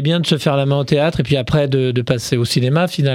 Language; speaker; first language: French; native; French